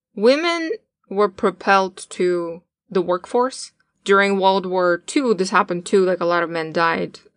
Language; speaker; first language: English; non-native, fluent; Russian